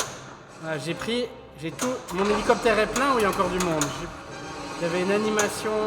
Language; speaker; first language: French; native; French